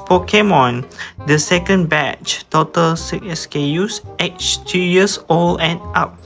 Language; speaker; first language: English; non-native, local second language; Malay